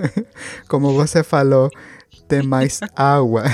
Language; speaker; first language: Portuguese; non-native, learner; Spanish